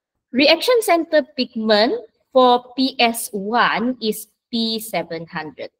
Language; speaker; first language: English; non-native, local second language; Malay